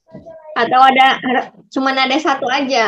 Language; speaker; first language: Indonesian; native; Indonesian